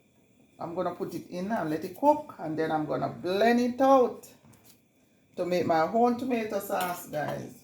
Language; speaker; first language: English; non-native, local second language; Jamaican Creole English